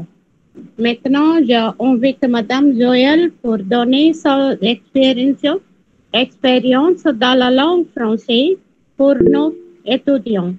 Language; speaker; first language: French; non-native, learner; Tamil